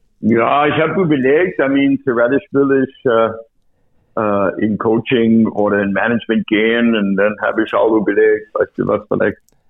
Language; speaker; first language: German; non-native, learner; English